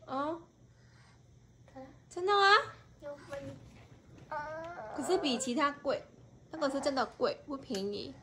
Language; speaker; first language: Chinese; non-native, fluent; Vietnamese